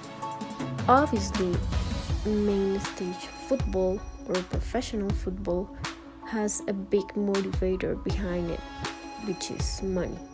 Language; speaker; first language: English; non-native, fluent; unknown